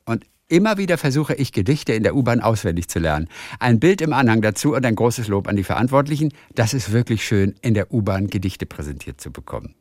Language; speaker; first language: German; native; German